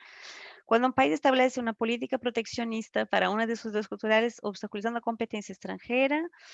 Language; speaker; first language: Spanish; non-native, fluent; French